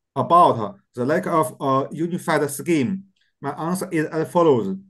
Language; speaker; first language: English; non-native, learner; Chinese